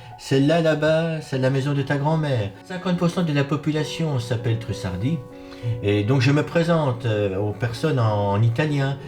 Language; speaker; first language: French; native; French